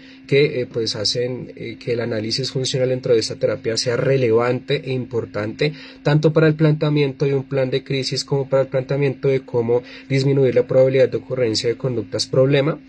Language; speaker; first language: Spanish; native; Spanish